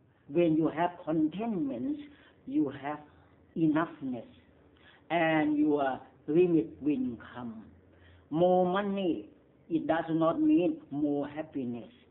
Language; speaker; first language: English; non-native, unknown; Thai